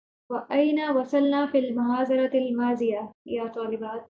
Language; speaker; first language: Arabic; non-native, fluent; Urdu